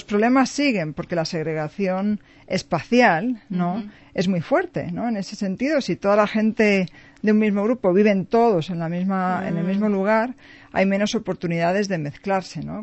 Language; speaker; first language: Spanish; native; Spanish